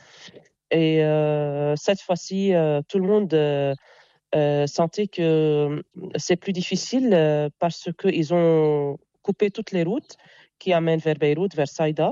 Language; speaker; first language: French; non-native, local second language; Arabic